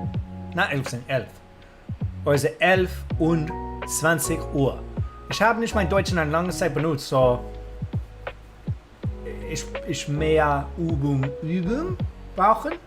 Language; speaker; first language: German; non-native, learner; English